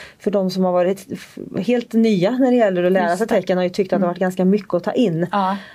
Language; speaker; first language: Swedish; native; Swedish